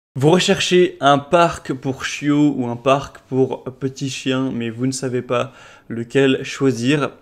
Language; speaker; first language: French; native; French